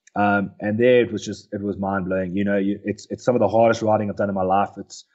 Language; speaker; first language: English; native; English